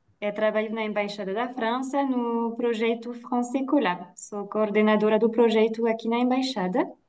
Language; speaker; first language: Portuguese; non-native, fluent; French